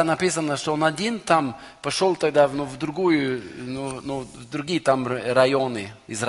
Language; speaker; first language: Russian; non-native, learner; Norwegian